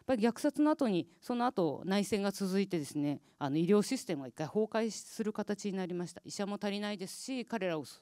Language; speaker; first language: Japanese; native; Japanese